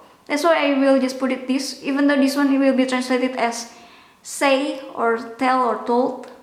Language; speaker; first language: English; non-native, local second language; Indonesian